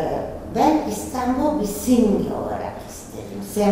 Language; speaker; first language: Turkish; non-native, fluent; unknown